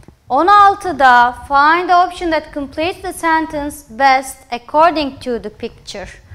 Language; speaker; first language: English; non-native, fluent; Turkish